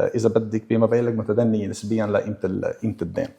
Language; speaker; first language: Arabic; early bilingual, heritage; Arabic